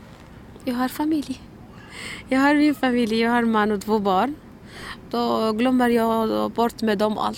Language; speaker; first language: Swedish; non-native, learner; Arabic